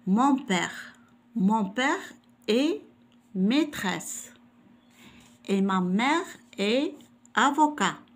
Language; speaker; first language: French; non-native, local second language; Arabic